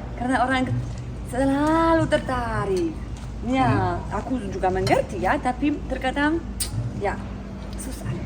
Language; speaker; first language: Indonesian; non-native, learner; Polish